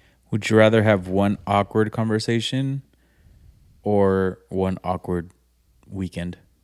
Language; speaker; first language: English; native; English